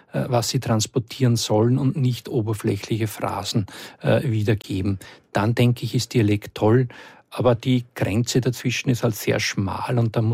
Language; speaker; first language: German; native; German